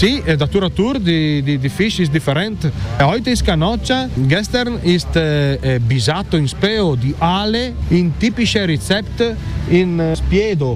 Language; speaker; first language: German; non-native, learner; Italian